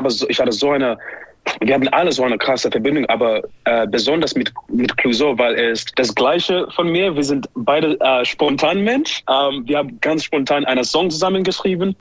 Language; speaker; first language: German; non-native, fluent; English